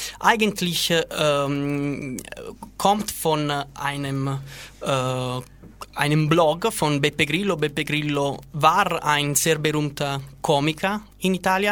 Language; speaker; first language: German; non-native, learner; Italian